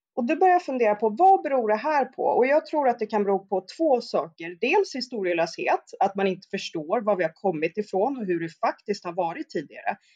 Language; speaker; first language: Swedish; native; Swedish